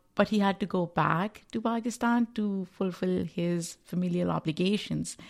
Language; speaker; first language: English; non-native, local second language; Urdu